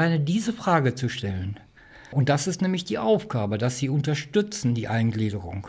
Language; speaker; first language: German; native; German